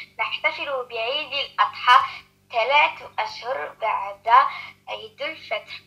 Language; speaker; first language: Arabic; non-native, learner; French